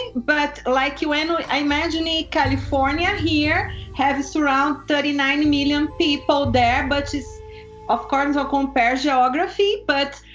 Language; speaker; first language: English; non-native, learner; Portuguese